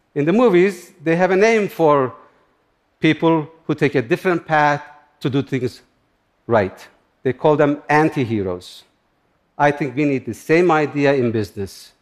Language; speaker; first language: English; non-native, fluent; Turkish